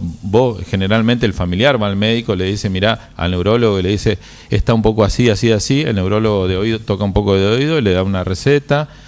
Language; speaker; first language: Spanish; native; Spanish